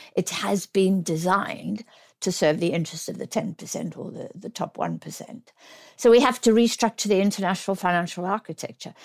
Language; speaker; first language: English; native; English